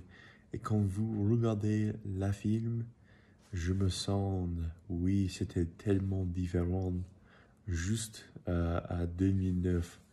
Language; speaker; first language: French; non-native, learner; English